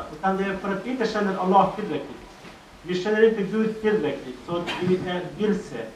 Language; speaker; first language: Swedish; non-native, fluent; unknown